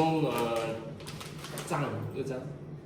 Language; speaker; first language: Chinese; non-native, learner; Nepali